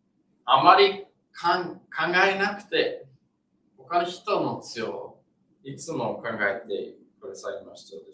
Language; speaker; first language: Japanese; non-native, fluent; English